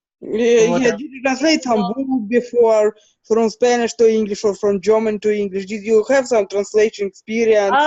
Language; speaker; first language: English; non-native, fluent; Russian